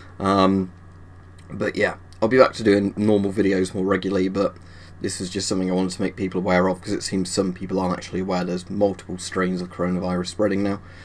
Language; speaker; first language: English; native; English